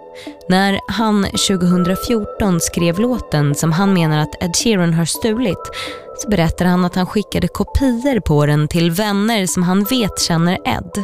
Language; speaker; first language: Swedish; native; Swedish